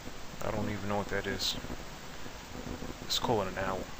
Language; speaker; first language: English; native; English